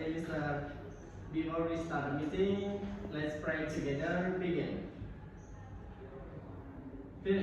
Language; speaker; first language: English; non-native, learner; Indonesian